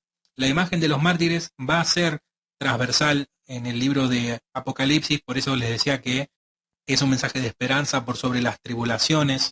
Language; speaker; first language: Spanish; native; Spanish